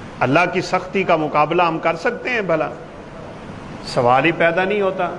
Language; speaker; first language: Urdu; non-native, local second language; Punjabi